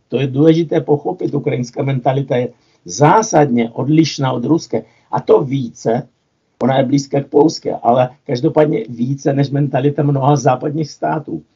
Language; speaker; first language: Czech; non-native, fluent; Russian